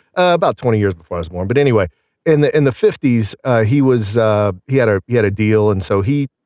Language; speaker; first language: English; native; English